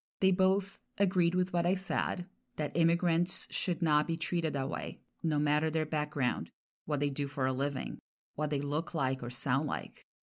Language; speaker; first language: English; non-native, fluent; Portuguese